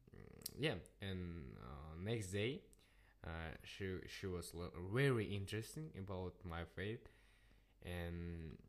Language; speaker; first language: English; non-native, learner; Russian